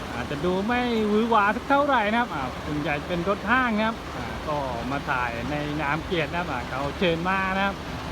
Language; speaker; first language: Thai; non-native, local second language; Pattani Malay